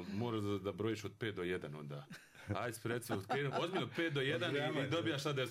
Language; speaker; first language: Serbian; native; Serbian